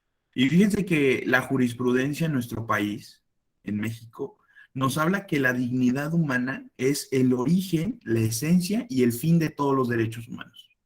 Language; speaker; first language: Spanish; native; Spanish